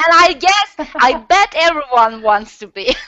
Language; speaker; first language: English; non-native, learner; Turkish